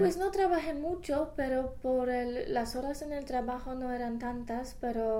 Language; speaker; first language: Spanish; non-native, fluent; English